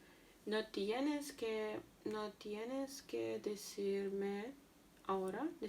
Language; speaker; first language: Spanish; non-native, learner; Russian